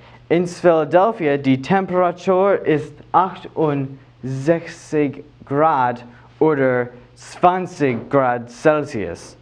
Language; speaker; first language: German; non-native, learner; English